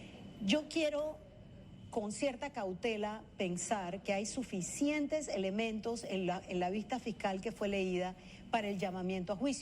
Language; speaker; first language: Spanish; native; Spanish